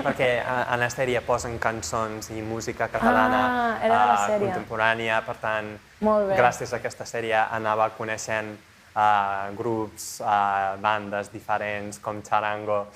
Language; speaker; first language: Catalan; non-native, fluent; English